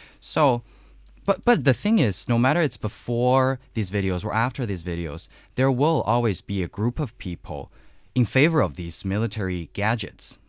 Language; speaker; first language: English; non-native, fluent; Chinese